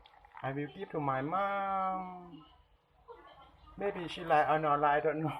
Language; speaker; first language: English; non-native, learner; Thai